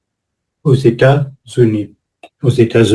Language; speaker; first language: French; non-native, learner; English